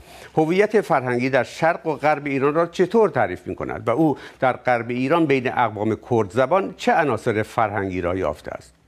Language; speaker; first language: Persian; native; Persian